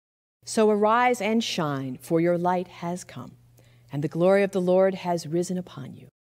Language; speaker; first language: English; native; English